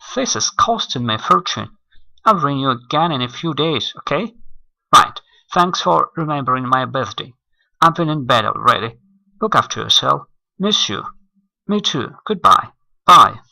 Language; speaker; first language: English; non-native, fluent; Russian